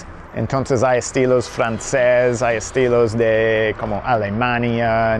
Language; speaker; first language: Spanish; non-native, fluent; English